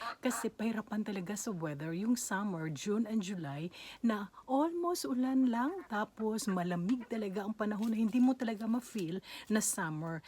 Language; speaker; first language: Filipino; native; Filipino